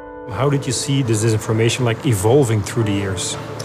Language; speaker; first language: English; non-native, fluent; Dutch